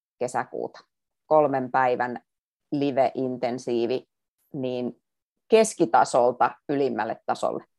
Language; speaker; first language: Finnish; native; Finnish